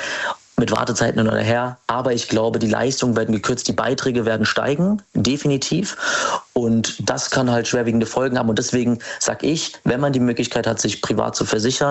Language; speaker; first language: German; native; German